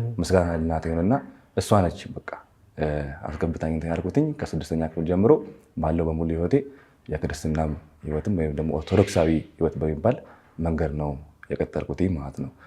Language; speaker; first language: Amharic; native; Amharic